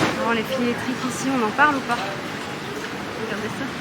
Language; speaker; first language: French; native; French